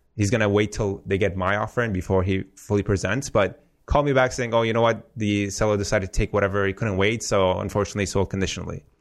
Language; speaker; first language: English; early bilingual, heritage; Persian